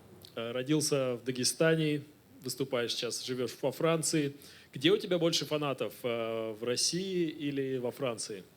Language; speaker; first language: Russian; native; Russian